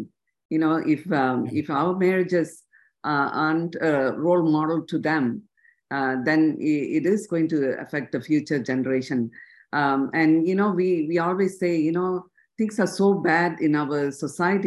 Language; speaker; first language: English; non-native, local second language; Tamil